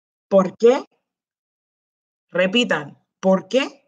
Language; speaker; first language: Spanish; early bilingual, heritage; Spanish